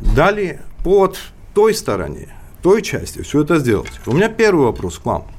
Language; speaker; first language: Russian; non-native, local second language; Georgian